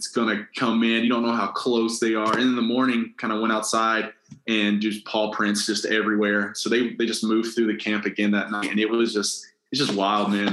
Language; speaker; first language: English; native; English